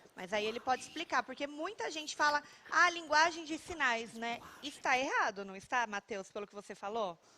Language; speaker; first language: Portuguese; native; Portuguese